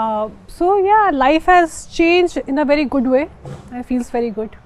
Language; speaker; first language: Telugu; non-native, fluent; Hindi